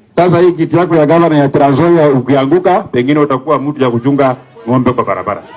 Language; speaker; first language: Swahili; non-native, local second language; Luyia